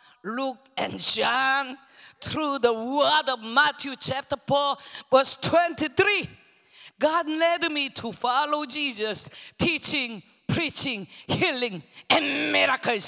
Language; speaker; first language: English; non-native, learner; Korean